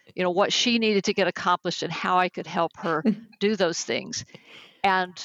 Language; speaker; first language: English; native; English